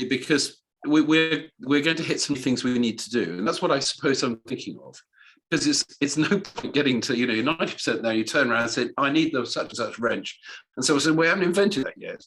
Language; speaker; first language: English; native; English